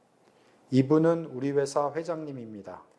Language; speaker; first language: Korean; native; Korean